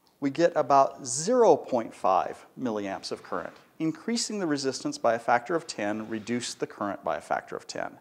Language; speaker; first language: English; native; English